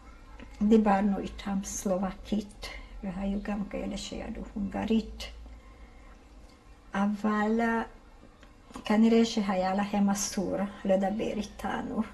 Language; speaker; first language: Hebrew; non-native, fluent; Hungarian